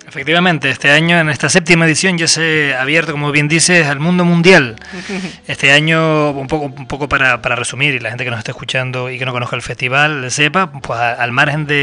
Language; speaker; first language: Spanish; native; Spanish